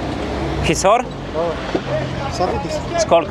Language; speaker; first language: Russian; non-native, learner; Bulgarian